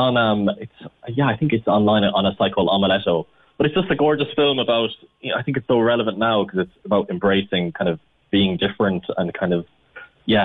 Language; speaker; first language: English; native; English